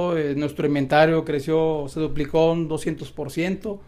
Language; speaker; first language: Spanish; native; Spanish